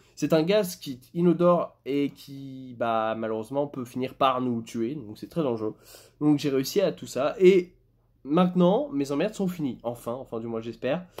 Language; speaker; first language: French; native; French